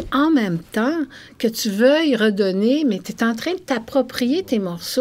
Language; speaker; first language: French; native; French